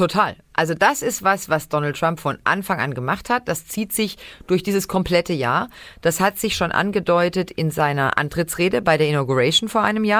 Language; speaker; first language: German; native; German